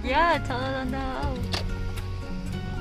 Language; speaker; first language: English; non-native, learner; Vietnamese